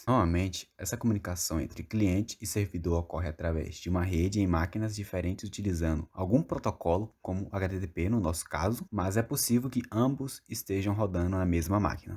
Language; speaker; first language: Portuguese; native; Portuguese